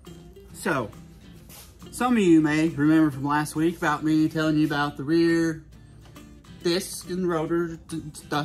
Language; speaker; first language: English; native; English